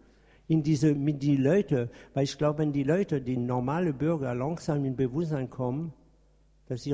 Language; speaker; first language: German; non-native, fluent; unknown